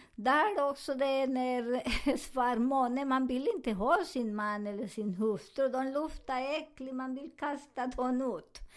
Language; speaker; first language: Swedish; non-native, learner; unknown